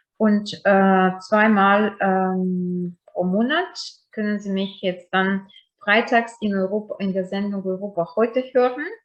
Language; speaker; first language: German; non-native, fluent; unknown